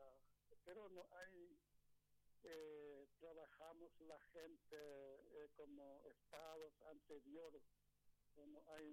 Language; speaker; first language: Spanish; non-native, local second language; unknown